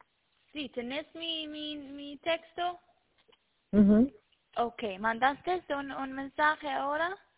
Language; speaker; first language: Spanish; early bilingual, heritage; Spanish